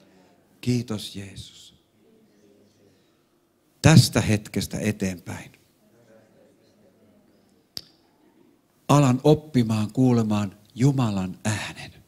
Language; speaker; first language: Finnish; non-native, fluent; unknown